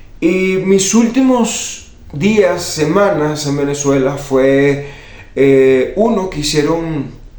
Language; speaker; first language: Spanish; native; Spanish